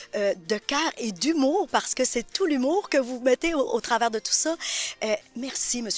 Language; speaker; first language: French; native; French